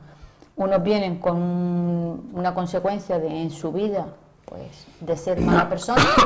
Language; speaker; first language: Spanish; native; Spanish